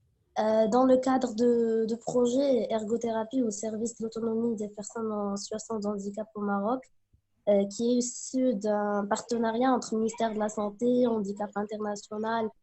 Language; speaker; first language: French; non-native, local second language; Arabic